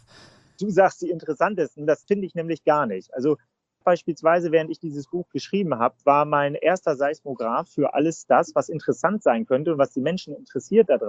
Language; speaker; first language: German; native; German